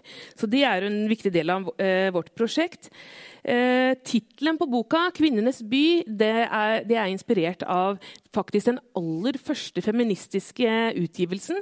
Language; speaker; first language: Norwegian; native; Norwegian